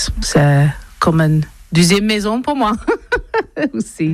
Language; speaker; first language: French; non-native, learner; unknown